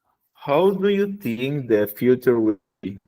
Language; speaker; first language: English; non-native, learner; Spanish